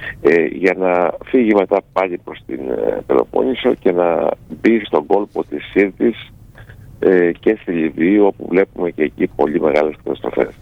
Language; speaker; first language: Greek; native; Greek